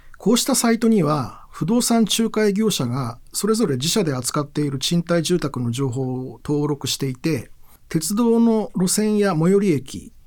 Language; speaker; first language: Japanese; native; Japanese